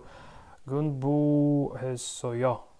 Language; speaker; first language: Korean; non-native, learner; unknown